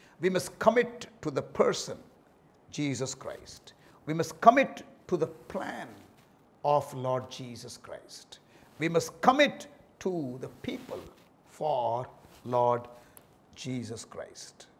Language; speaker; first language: English; non-native, local second language; Tamil